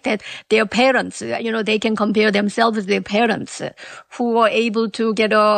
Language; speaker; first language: English; non-native, fluent; Korean